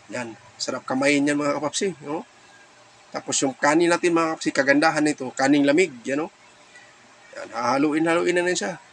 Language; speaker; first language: Filipino; non-native, local second language; Cebuano